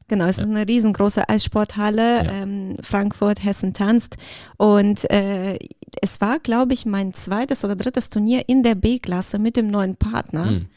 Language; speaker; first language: German; early bilingual, other home language; Russian